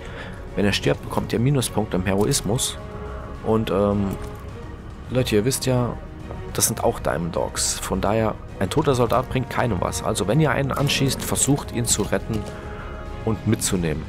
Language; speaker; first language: German; native; German